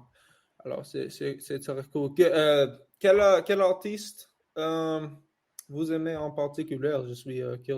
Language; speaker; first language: French; non-native, learner; English